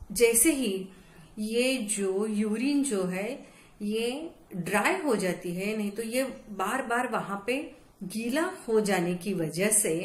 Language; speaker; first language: Hindi; non-native, local second language; Marathi